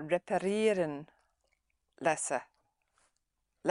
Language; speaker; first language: German; non-native, learner; English